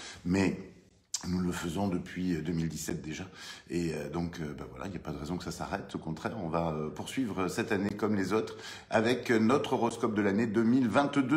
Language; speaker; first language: French; native; French